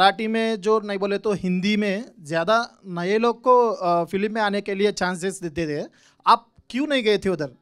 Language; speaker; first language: Hindi; non-native, local second language; Telugu